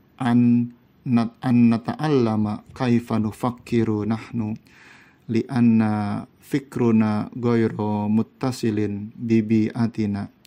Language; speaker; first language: Arabic; non-native, fluent; Indonesian